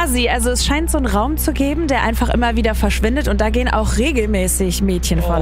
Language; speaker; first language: German; native; German